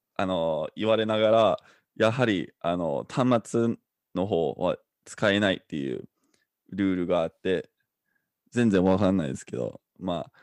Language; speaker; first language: Japanese; non-native, fluent; English